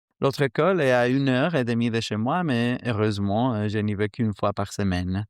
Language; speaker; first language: French; non-native, fluent; Spanish